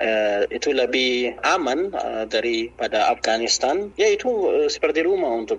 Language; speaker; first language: Indonesian; non-native, learner; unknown